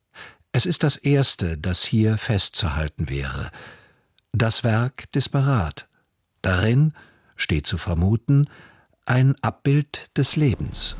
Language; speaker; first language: German; native; German